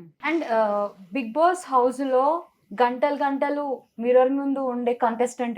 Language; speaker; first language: Telugu; native; Telugu